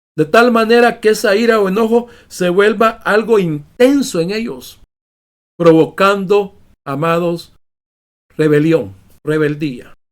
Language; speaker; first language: Spanish; native; Spanish